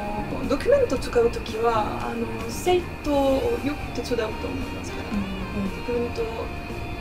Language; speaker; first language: Japanese; non-native, learner; French